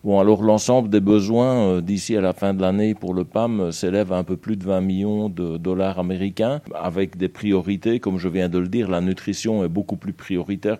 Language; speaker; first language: French; native; French